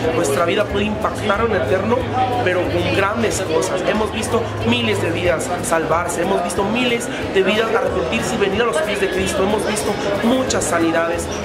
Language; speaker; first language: Spanish; native; Spanish